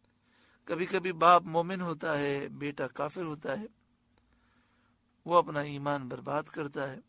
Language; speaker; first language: Urdu; native; Urdu